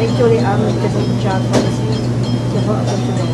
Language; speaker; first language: English; non-native, learner; Indonesian